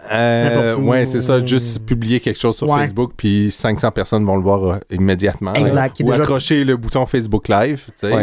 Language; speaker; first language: French; native; French